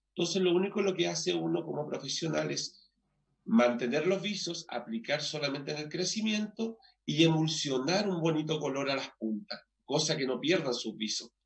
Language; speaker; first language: Spanish; native; Spanish